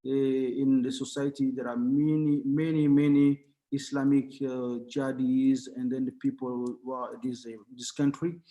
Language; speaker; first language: English; non-native, learner; Bambara